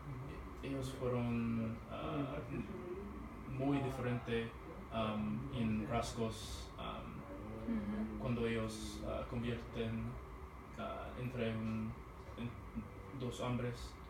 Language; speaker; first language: Spanish; non-native, learner; English